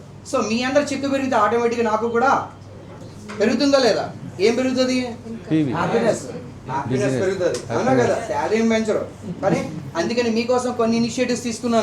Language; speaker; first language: Telugu; native; Telugu